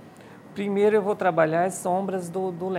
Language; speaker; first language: Spanish; non-native, learner; Portuguese